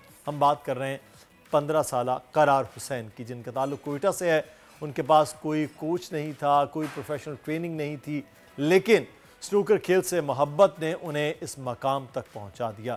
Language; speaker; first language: Urdu; native; Urdu